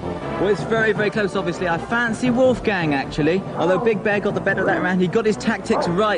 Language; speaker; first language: English; native; English